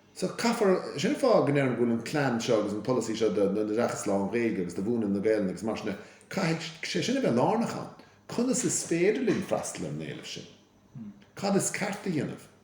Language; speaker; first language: Irish; native; Irish